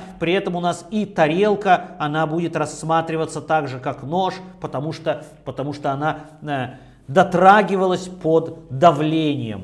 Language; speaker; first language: Russian; native; Russian